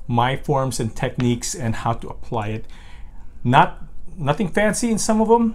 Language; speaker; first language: English; non-native, local second language; Filipino